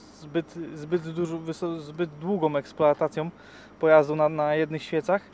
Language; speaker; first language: Polish; native; Polish